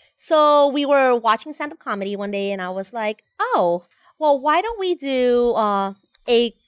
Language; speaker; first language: English; non-native, fluent; Spanish